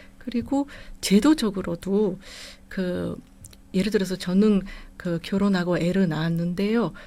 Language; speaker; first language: Korean; non-native, fluent; Japanese